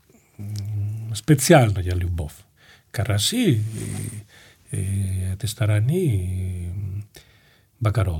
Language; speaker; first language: Russian; non-native, fluent; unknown